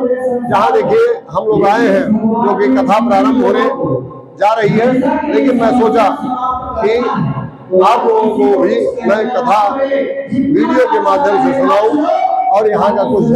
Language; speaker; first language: Hindi; native; Hindi